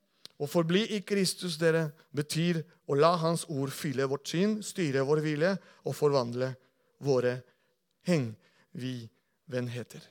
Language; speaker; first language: Norwegian; non-native, fluent; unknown